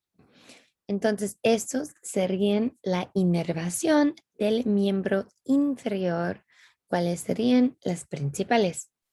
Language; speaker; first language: Spanish; non-native, fluent; English